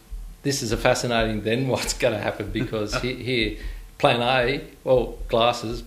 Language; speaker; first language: English; native; English